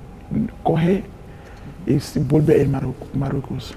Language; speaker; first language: Spanish; non-native, learner; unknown